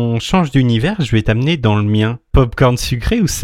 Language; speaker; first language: French; native; French